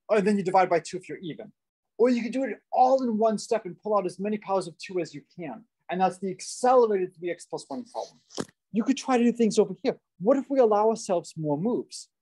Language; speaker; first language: English; native; English